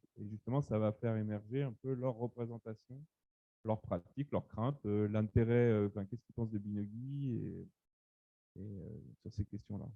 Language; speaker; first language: French; native; French